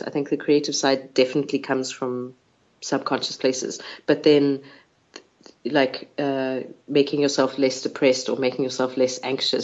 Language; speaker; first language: English; native; English